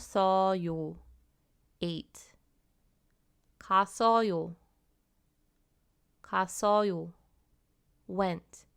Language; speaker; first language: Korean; non-native, fluent; English